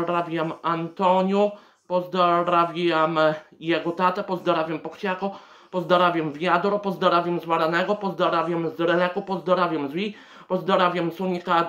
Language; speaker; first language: Polish; native; Polish